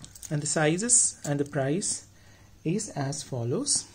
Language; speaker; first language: English; non-native, local second language; Telugu